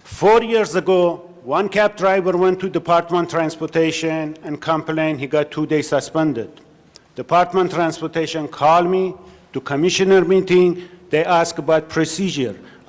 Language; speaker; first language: English; non-native, learner; Persian